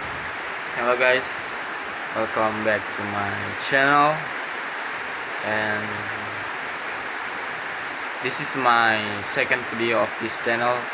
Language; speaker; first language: English; non-native, learner; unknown